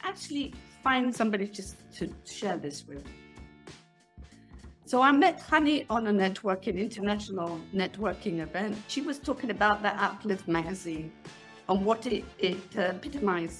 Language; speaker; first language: English; native; English